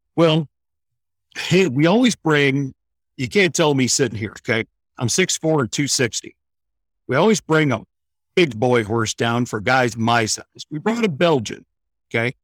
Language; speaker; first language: English; native; English